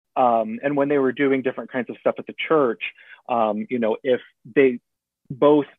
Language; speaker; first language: English; native; English